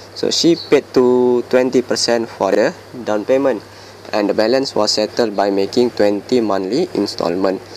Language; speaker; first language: English; non-native, local second language; Malay